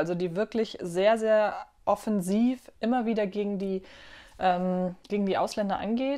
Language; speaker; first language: German; native; German